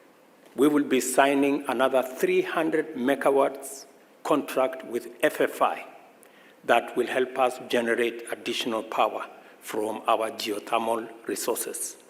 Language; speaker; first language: English; non-native, local second language; Swahili